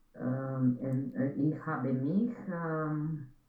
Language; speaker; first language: German; non-native, learner; Romanian